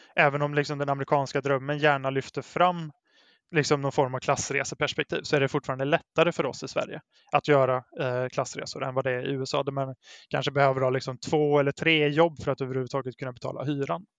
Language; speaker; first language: Swedish; native; Swedish